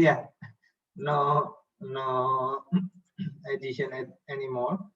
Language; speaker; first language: English; non-native, fluent; Indonesian